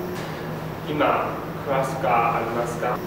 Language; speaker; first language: Japanese; non-native, learner; English